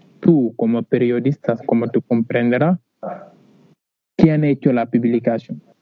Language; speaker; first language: Spanish; non-native, learner; Wolof